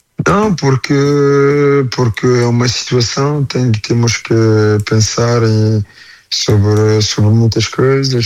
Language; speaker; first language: Portuguese; early bilingual, heritage; French